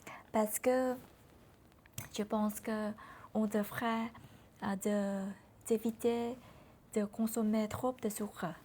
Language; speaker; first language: French; non-native, learner; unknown